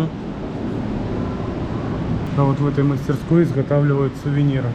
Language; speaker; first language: Russian; native; Russian